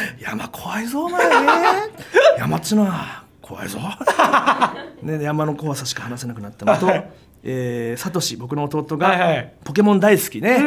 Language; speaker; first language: Japanese; native; Japanese